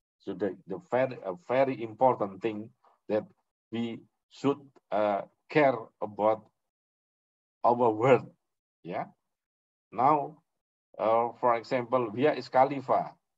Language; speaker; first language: English; non-native, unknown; Indonesian